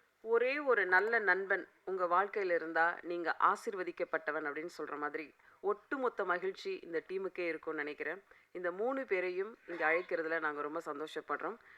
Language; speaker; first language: Tamil; native; Tamil